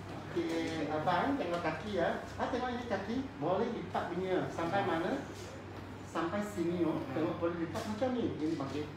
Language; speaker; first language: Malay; non-native, local second language; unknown